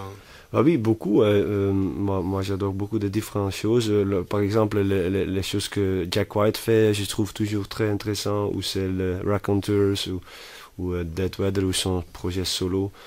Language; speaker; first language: French; non-native, fluent; Dutch